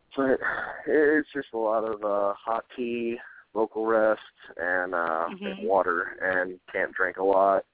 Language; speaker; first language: English; native; English